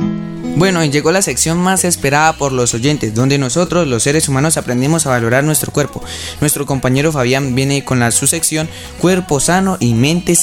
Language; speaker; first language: Spanish; native; Spanish